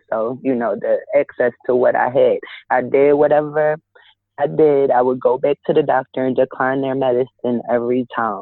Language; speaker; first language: English; native; English